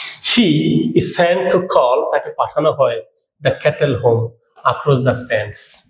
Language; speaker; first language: English; non-native, local second language; Bangla